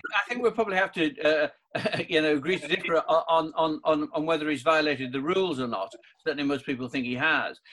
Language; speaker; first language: English; native; English